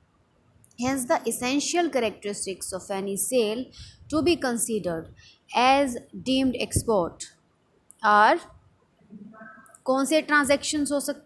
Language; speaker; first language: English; non-native, local second language; Hindi